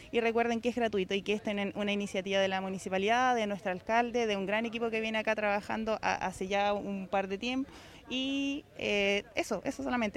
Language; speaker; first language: Spanish; native; Spanish